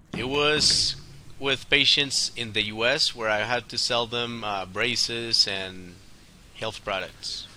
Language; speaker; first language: English; non-native, fluent; Spanish